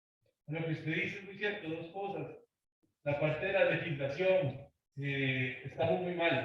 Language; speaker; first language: Spanish; native; Spanish